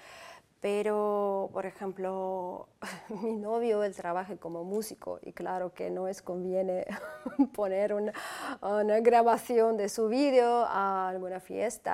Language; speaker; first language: Spanish; non-native, fluent; Uzbek